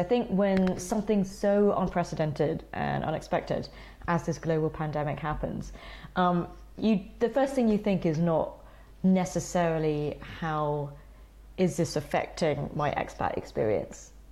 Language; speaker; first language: English; native; English